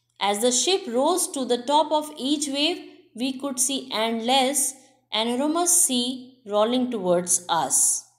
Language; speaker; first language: English; non-native, local second language; Hindi